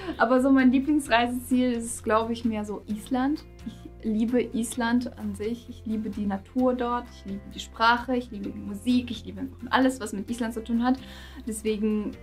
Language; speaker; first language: German; non-native, fluent; Russian